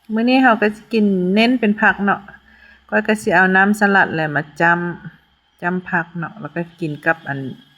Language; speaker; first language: Lao; native; Lao